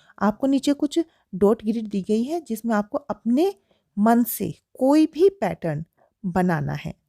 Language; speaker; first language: Hindi; native; Hindi